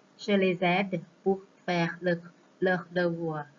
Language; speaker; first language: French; non-native, fluent; Thai